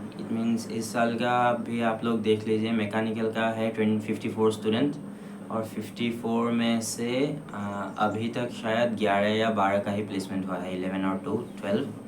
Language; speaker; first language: Hindi; non-native, local second language; Assamese